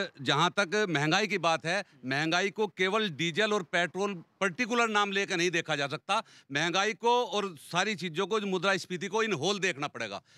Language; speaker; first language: Hindi; native; Hindi